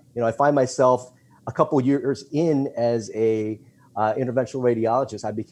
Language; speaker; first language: English; native; English